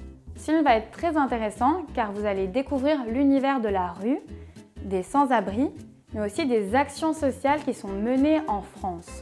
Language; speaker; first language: French; native; French